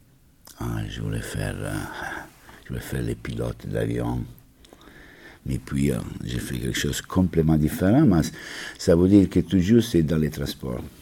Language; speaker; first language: French; non-native, learner; Italian